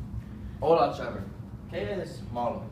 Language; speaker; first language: Spanish; non-native, learner; English